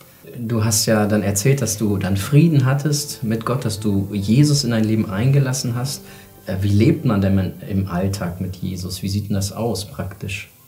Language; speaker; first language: German; native; German